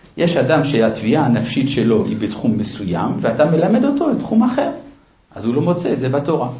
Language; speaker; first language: Hebrew; non-native, fluent; Spanish